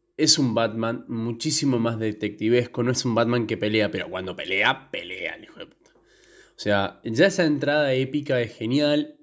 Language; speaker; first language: Spanish; native; Spanish